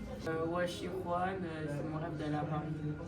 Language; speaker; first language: French; non-native, learner; Chinese